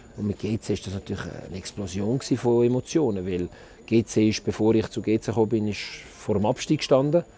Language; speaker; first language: German; early bilingual, other home language; Italian